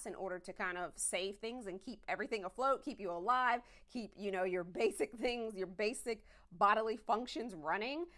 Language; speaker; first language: English; native; English